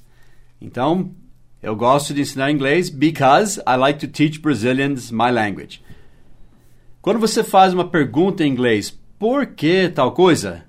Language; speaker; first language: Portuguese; early bilingual, other home language; English